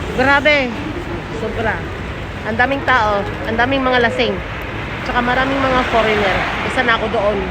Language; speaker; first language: Filipino; native; Filipino